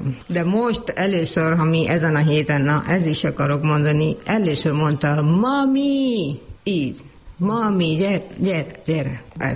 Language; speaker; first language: Hungarian; non-native, learner; Urdu